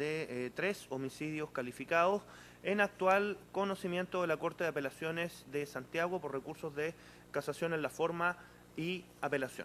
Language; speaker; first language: Spanish; native; Spanish